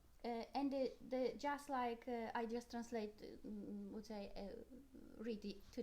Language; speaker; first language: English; non-native, learner; Polish